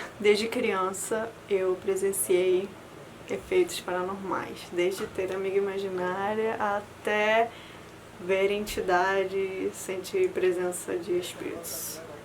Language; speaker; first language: Portuguese; early bilingual, other home language; Spanish